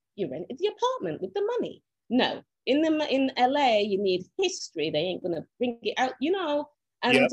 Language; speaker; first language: English; native; English